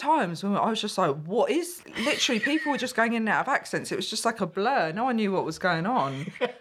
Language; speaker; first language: English; native; English